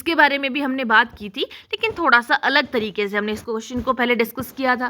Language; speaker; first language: Hindi; native; Hindi